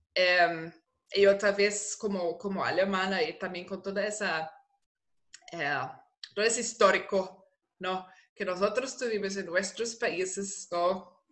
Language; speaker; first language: Spanish; non-native, fluent; German